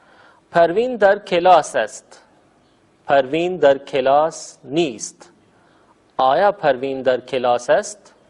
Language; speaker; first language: Persian; non-native, fluent; Urdu